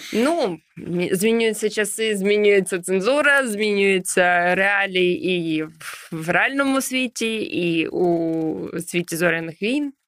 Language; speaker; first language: Ukrainian; native; Ukrainian